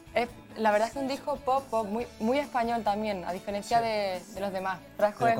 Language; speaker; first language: Spanish; native; Spanish